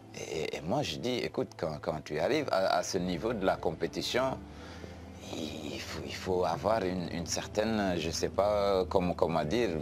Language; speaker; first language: French; non-native, local second language; Wolof